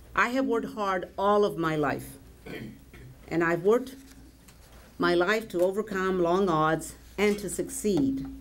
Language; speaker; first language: English; early bilingual, other home language; Spanish